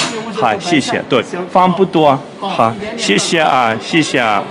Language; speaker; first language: Chinese; non-native, learner; English